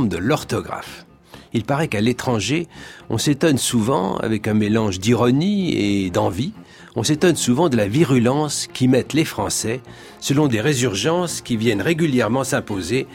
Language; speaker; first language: French; native; French